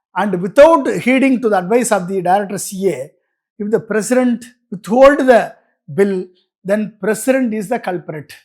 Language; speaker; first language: English; non-native, local second language; Tamil